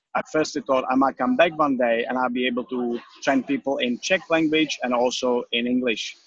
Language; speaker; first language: English; non-native, fluent; Czech